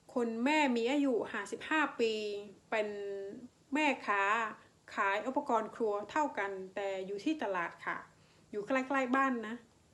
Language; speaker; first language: Thai; non-native, learner; Khmer